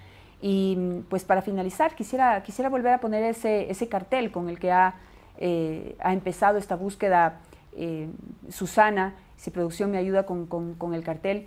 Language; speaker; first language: Spanish; native; Spanish